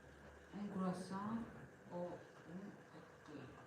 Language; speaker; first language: French; non-native, learner; Spanish